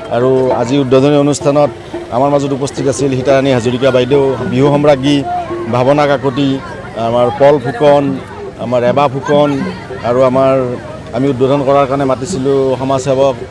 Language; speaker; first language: Assamese; native; Assamese